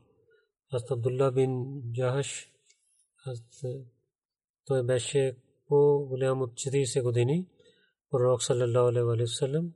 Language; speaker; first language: Bulgarian; non-native, learner; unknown